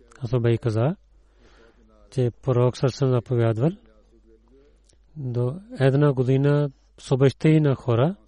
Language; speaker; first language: Bulgarian; non-native, learner; Urdu